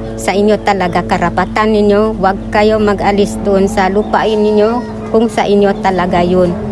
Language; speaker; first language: Filipino; non-native, local second language; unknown